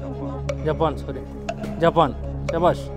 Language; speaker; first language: English; non-native, local second language; Telugu